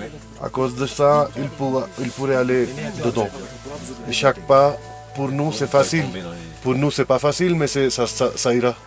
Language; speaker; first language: French; non-native, fluent; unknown